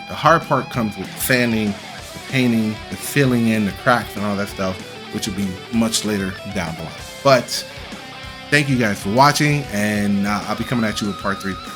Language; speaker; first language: English; native; English